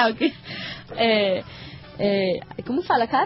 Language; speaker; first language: Portuguese; non-native, learner; Spanish